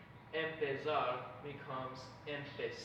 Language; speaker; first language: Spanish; non-native, learner; English